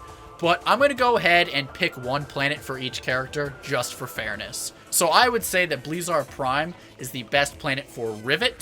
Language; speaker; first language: English; native; English